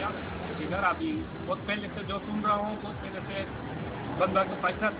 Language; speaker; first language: Hindi; non-native, learner; Bangla